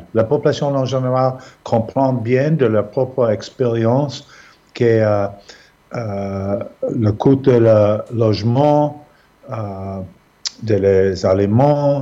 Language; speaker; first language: French; non-native, fluent; English